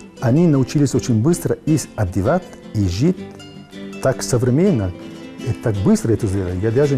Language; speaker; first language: Russian; non-native, learner; Italian